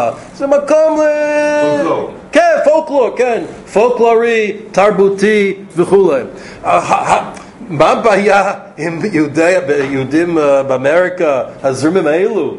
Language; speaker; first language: Hebrew; non-native, fluent; English